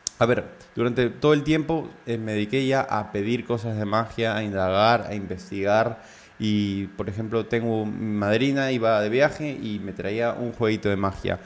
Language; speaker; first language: Spanish; native; Spanish